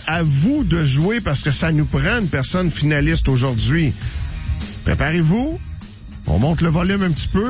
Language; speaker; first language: French; native; French